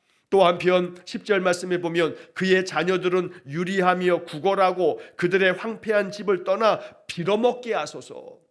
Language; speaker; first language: Korean; native; Korean